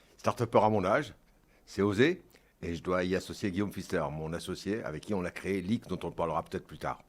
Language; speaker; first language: French; early bilingual, other home language; Kabyle